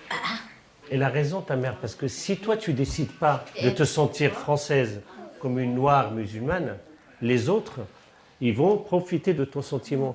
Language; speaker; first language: French; native; French